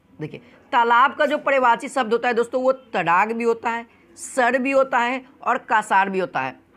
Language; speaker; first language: Hindi; native; Hindi